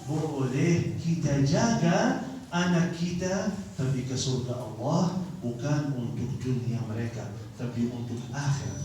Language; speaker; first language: Indonesian; non-native, fluent; Arabic